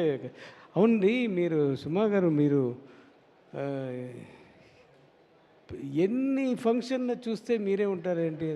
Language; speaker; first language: Telugu; non-native, learner; Tamil